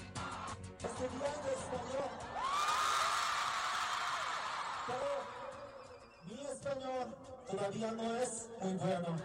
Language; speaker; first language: Spanish; non-native, learner; Korean